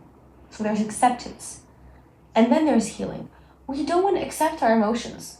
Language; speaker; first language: English; non-native, local second language; Arabic